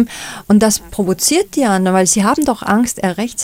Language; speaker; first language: German; non-native, fluent; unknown